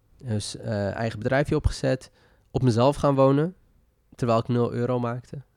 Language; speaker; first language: Dutch; early bilingual, other home language; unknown